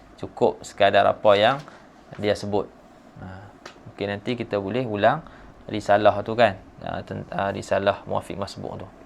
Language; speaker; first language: Malay; native; Malay